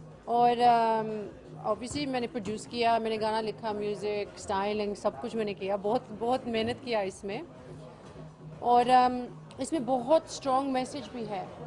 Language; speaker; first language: Hindi; early bilingual, heritage; English